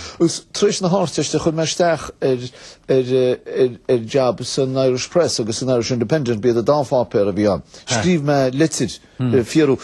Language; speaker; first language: Irish; native; Irish